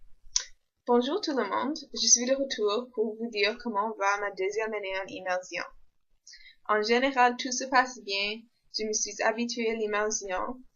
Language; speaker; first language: French; non-native, local second language; English